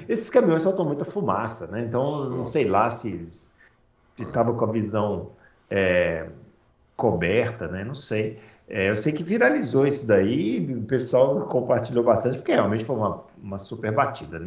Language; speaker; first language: Portuguese; native; Portuguese